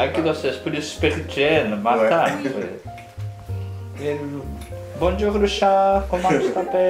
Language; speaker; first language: French; non-native, fluent; Japanese